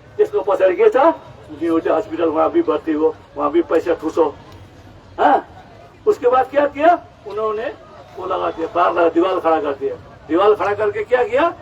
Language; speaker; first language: Nepali; native; Nepali